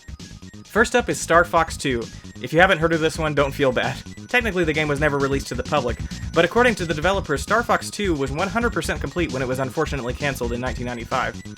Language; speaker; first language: English; native; English